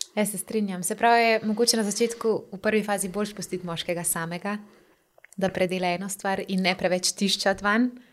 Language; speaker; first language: Slovenian; native; Slovenian